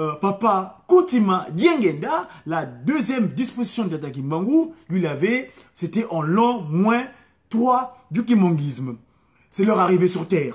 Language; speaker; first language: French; non-native, local second language; Kongo